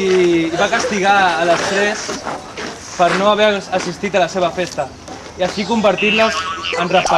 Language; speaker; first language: Catalan; native; Catalan